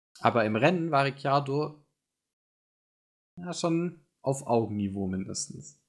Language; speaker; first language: German; native; German